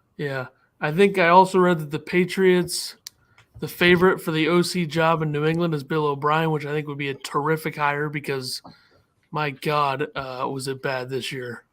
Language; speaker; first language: English; native; English